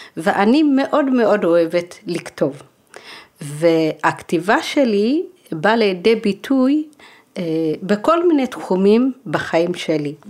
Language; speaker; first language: Hebrew; early bilingual, other home language; Amharic